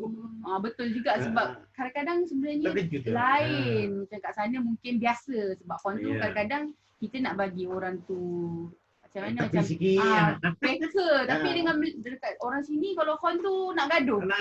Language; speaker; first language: Malay; native; Malay